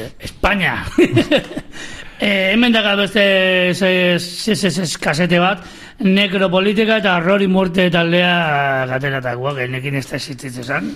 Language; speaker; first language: Basque; native; Basque